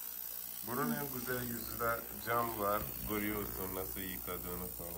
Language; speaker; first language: Turkish; native; Turkish